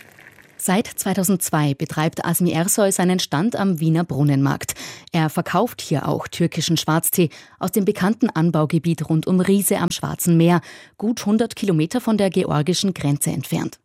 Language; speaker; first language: German; native; German